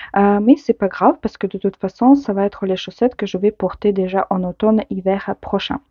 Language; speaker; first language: French; non-native, fluent; Ukrainian